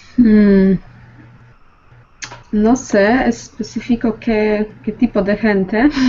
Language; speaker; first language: Spanish; non-native, fluent; Polish